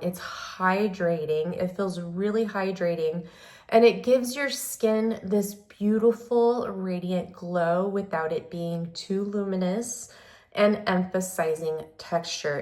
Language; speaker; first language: English; native; English